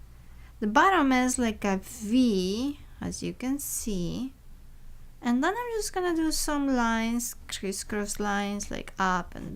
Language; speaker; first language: English; non-native, fluent; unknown